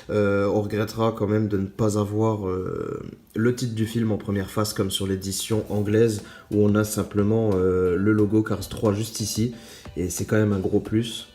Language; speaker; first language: French; native; French